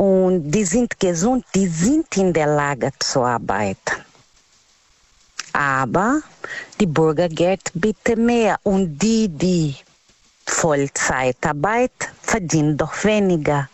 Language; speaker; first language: German; non-native, learner; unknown